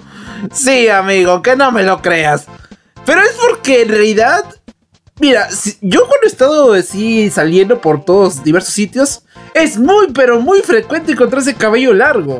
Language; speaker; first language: Spanish; native; Spanish